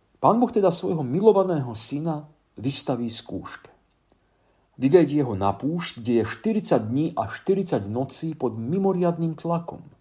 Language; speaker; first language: Slovak; native; Slovak